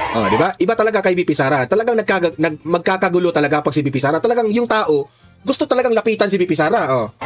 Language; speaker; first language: Filipino; non-native, local second language; Cebuano